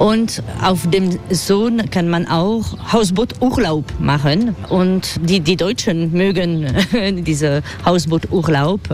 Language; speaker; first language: German; non-native, fluent; French